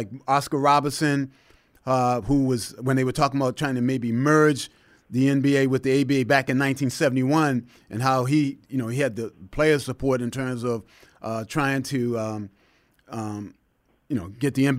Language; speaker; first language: English; native; English